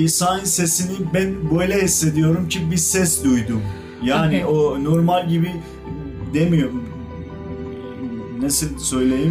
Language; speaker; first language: Turkish; non-native, fluent; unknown